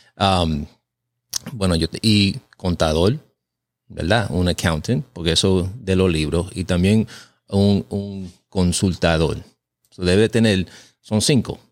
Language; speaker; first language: Spanish; early bilingual, heritage; Spanish